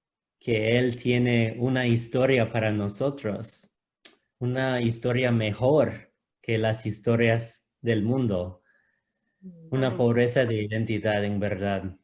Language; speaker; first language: Spanish; non-native, fluent; English